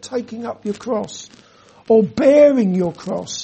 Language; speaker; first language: English; native; English